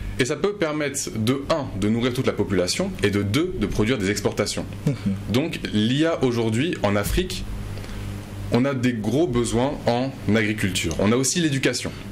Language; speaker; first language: French; non-native, local second language; Mossi